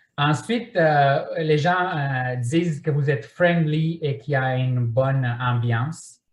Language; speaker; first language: French; non-native, fluent; Romanian